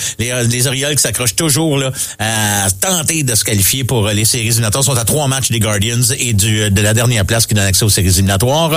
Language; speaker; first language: French; native; French